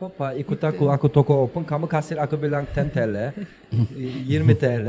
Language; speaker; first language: Indonesian; non-native, learner; Turkish